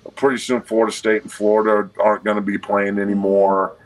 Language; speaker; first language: English; native; English